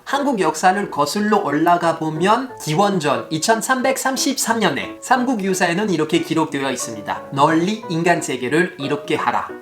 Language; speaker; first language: Korean; non-native, fluent; French